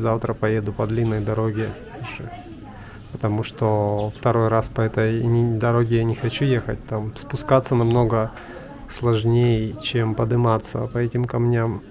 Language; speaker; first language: Russian; native; Russian